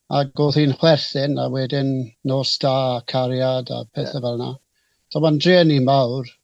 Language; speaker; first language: Welsh; non-native, local second language; English